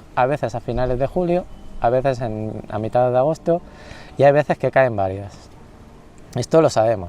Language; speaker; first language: Spanish; native; Spanish